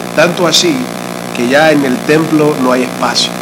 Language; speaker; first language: Spanish; early bilingual, heritage; Spanish